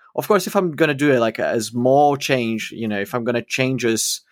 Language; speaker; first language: English; non-native, fluent; Portuguese